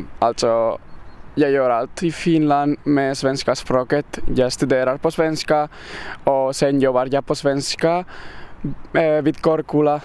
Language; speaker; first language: Swedish; non-native, fluent; Basque